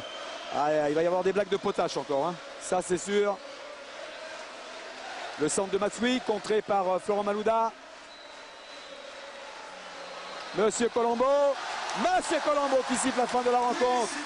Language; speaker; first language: French; native; French